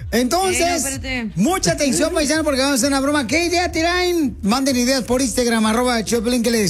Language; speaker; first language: Spanish; native; Spanish